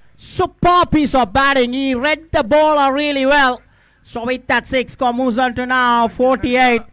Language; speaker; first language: English; non-native, local second language; Sinhala